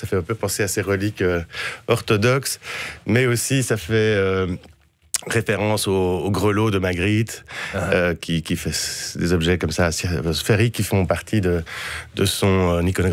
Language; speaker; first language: French; native; French